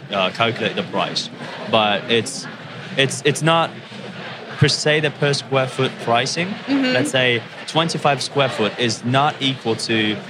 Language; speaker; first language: English; non-native, fluent; Japanese